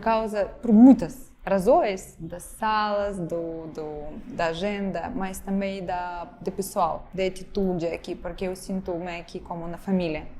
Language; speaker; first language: Portuguese; non-native, fluent; Ukrainian